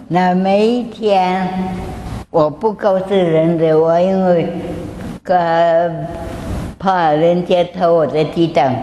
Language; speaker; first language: Chinese; non-native, local second language; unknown